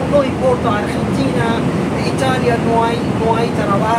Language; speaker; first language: Italian; non-native, learner; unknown